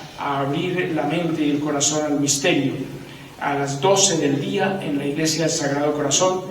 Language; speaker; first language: Spanish; native; Spanish